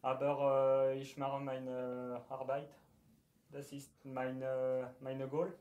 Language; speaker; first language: German; non-native, learner; French